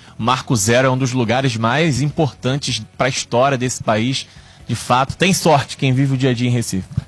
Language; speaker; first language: Portuguese; native; Portuguese